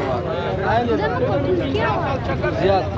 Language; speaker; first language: Turkish; non-native, learner; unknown